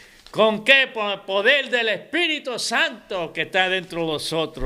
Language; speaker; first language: Spanish; non-native, learner; English